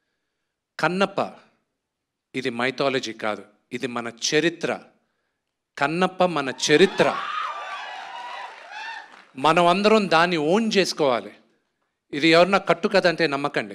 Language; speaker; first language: Telugu; native; Telugu